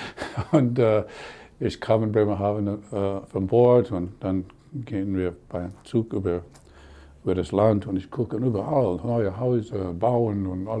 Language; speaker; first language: German; non-native, fluent; English